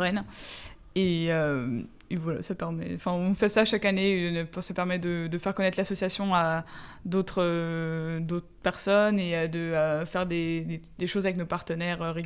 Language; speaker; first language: French; native; French